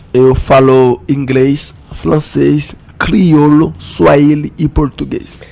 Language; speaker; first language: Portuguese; non-native, learner; Haitian Creole